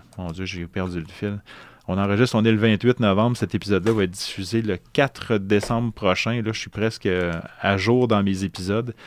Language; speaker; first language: French; native; French